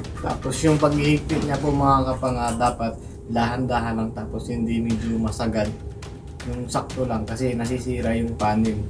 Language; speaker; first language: Filipino; native; Filipino